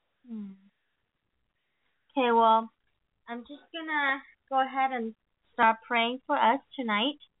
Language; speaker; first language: English; non-native, fluent; Vietnamese